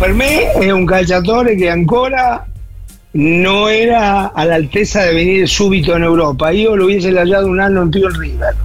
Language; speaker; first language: Italian; non-native, fluent; Spanish